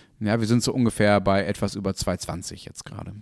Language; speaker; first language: German; native; German